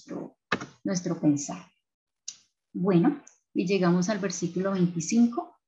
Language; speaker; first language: Spanish; native; Spanish